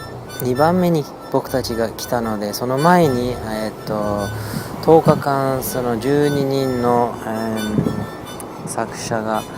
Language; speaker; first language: Japanese; non-native, fluent; French